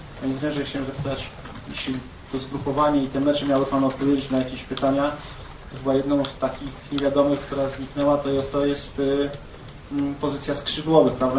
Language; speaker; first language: Polish; native; Polish